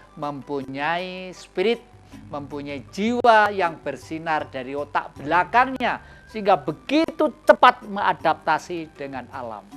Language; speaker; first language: Indonesian; native; Indonesian